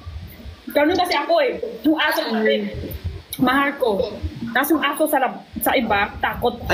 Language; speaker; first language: Filipino; non-native, learner; Chinese